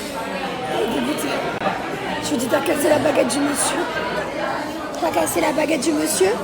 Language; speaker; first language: French; native; French